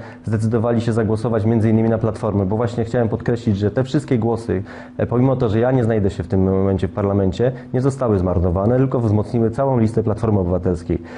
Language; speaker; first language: Polish; native; Polish